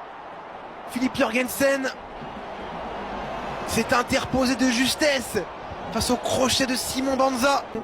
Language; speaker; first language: French; native; French